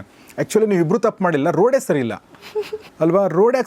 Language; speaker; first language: Kannada; native; Kannada